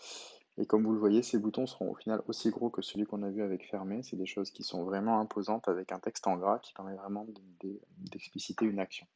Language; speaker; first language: French; native; French